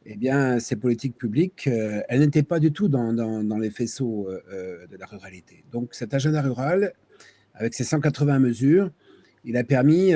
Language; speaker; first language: French; native; French